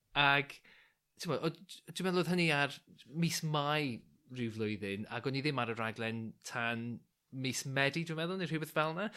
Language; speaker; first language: Welsh; non-native, local second language; English